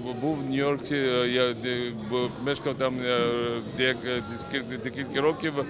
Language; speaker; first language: Ukrainian; non-native, fluent; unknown